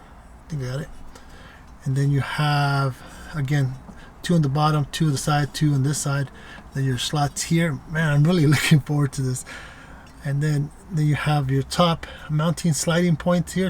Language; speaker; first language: English; native; English